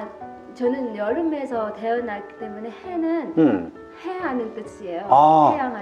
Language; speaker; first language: Korean; non-native, learner; Vietnamese